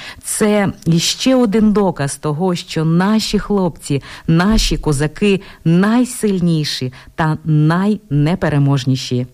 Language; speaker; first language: Ukrainian; native; Ukrainian